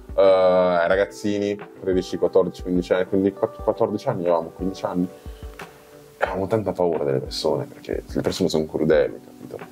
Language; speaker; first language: Italian; early bilingual, other home language; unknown